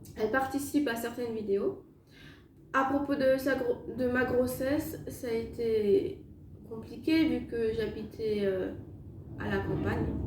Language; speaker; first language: French; native; French